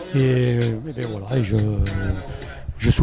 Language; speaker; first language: French; native; French